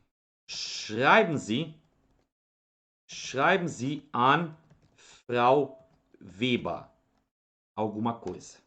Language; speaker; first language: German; non-native, fluent; Portuguese